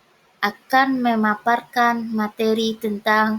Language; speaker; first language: Indonesian; native; Indonesian